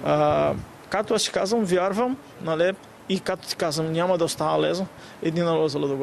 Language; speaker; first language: Bulgarian; non-native, learner; Portuguese